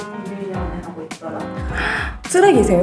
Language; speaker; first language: Korean; native; Korean